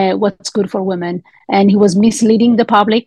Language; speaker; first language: English; early bilingual, other home language; Amharic